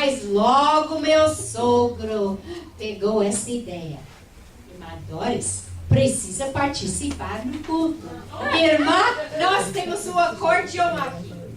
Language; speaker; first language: Portuguese; non-native, fluent; English